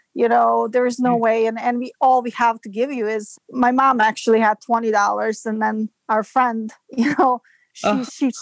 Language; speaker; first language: English; non-native, fluent; Serbian